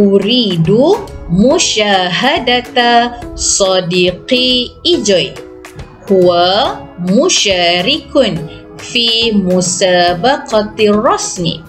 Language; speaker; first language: Arabic; non-native, fluent; Malay